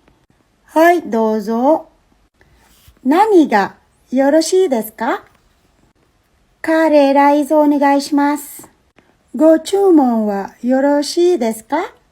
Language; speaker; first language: Japanese; non-native, fluent; Filipino